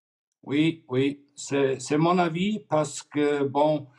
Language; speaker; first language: French; non-native, fluent; German